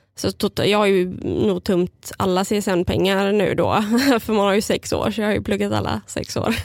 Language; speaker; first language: Swedish; early bilingual, other home language; Bulgarian